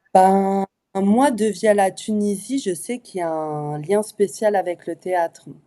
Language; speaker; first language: French; early bilingual, other home language; Arabic